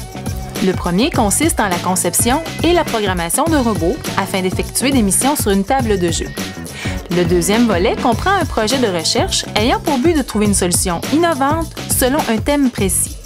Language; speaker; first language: French; native; French